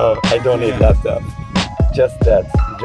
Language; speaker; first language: English; non-native, learner; French